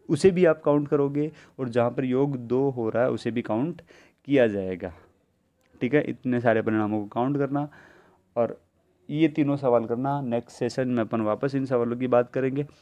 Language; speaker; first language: Hindi; native; Hindi